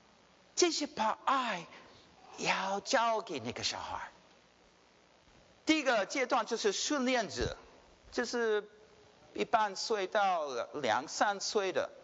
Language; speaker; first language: Chinese; early bilingual, heritage; Chinese